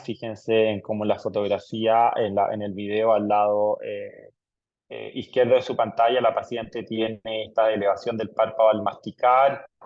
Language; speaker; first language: Spanish; native; Spanish